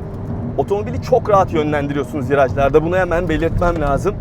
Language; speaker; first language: Turkish; native; Turkish